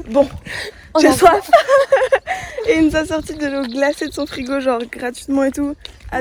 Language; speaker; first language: French; native; French